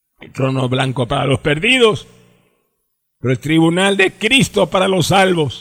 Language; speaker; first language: Spanish; native; Spanish